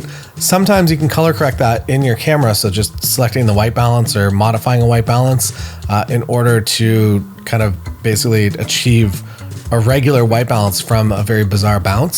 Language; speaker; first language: English; native; English